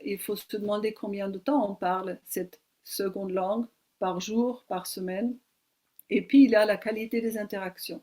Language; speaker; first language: French; non-native, fluent; German